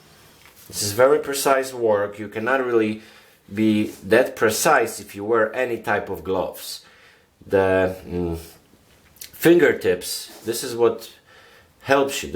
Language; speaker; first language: English; non-native, fluent; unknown